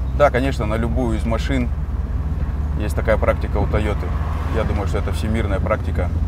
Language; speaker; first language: Russian; native; Russian